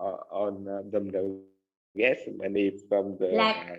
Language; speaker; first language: English; non-native, learner; Vietnamese